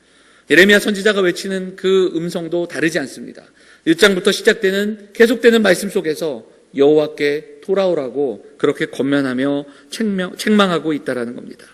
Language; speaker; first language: Korean; native; Korean